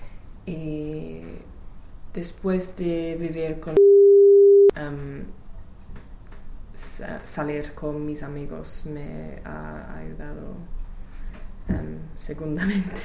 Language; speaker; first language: Spanish; non-native, learner; English